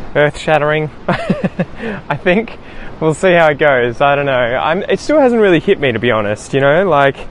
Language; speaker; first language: English; native; English